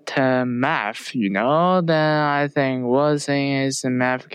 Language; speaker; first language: English; non-native, learner; Chinese